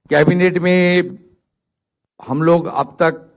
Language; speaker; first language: Hindi; non-native, local second language; Bangla